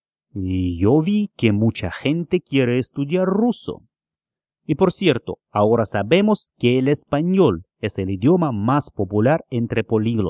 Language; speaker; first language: Spanish; non-native, fluent; Russian